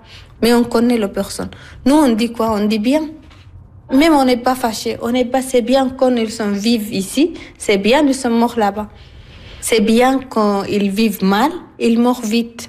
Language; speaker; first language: French; non-native, learner; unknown